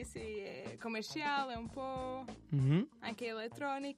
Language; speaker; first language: Italian; non-native, learner; Portuguese